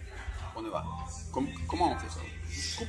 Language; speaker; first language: French; non-native, fluent; Russian